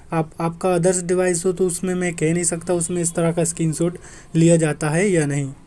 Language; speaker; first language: Hindi; native; Hindi